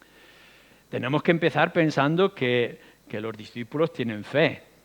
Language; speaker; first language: Spanish; native; Spanish